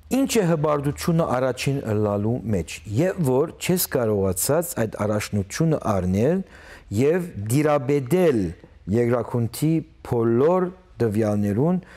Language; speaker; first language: Armenian; early bilingual, heritage; Armenian